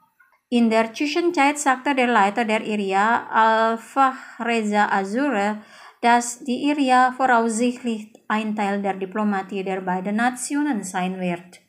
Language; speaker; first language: German; non-native, fluent; Indonesian